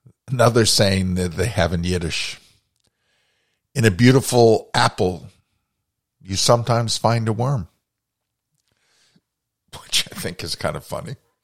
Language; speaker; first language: English; native; English